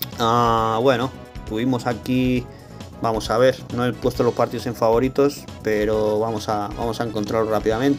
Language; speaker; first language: Spanish; native; Spanish